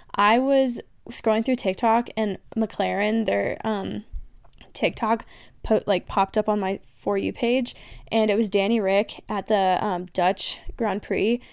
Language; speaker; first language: English; native; English